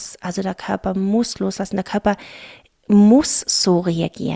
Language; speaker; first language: German; native; German